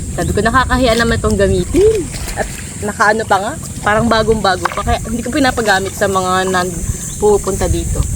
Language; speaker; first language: Filipino; non-native, local second language; Bikol